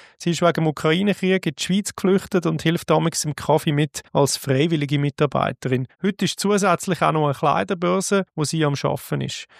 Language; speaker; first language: German; native; German